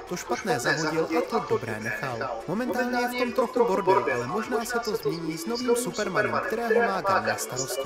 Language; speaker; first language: Czech; native; Czech